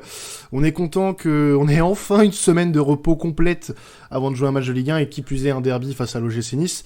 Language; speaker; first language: French; native; French